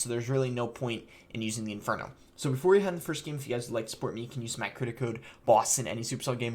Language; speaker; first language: English; native; English